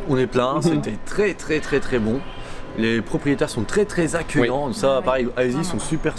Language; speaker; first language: French; native; French